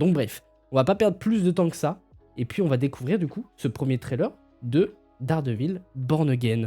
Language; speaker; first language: French; native; French